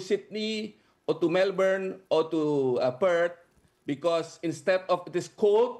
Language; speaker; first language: English; non-native, fluent; Indonesian